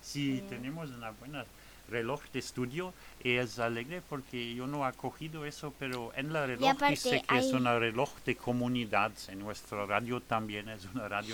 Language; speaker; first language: Spanish; non-native, fluent; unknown